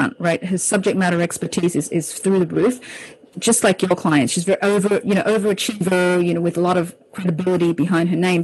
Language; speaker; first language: English; native; English